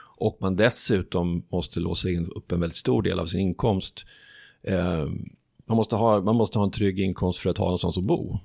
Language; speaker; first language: Swedish; native; Swedish